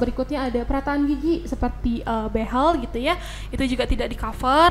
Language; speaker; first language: Indonesian; native; Indonesian